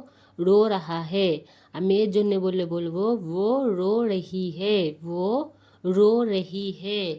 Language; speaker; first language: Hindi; non-native, fluent; Bangla